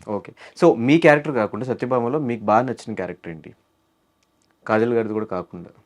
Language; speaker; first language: Telugu; native; Telugu